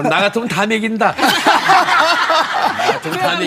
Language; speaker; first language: Korean; native; Korean